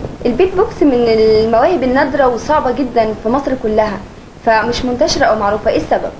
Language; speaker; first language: Arabic; native; Arabic